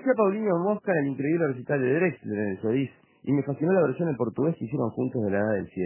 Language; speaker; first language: Spanish; native; Spanish